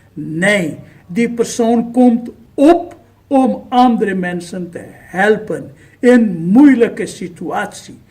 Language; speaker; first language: Dutch; non-native, fluent; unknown